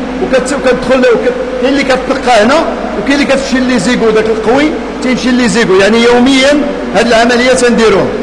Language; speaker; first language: Arabic; native; Arabic